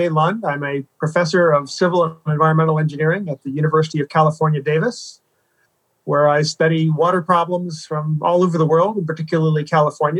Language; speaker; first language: English; native; English